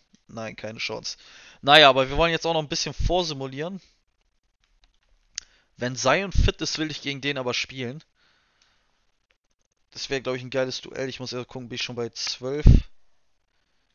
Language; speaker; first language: German; native; German